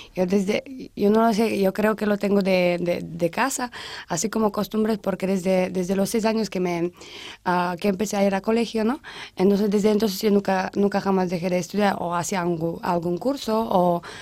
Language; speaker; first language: Spanish; non-native, fluent; Slovak